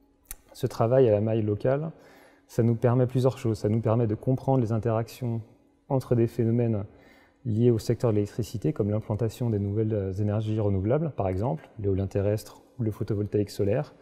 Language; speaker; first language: French; native; French